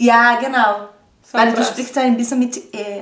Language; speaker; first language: German; non-native, fluent; Portuguese